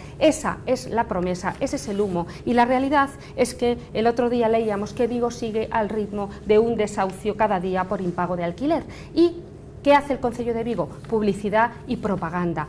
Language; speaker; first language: Spanish; native; Spanish